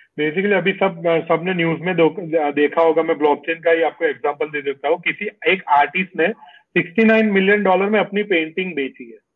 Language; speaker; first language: Hindi; non-native, local second language; Gujarati